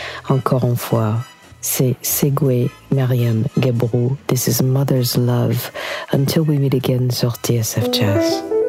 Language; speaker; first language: French; non-native, fluent; English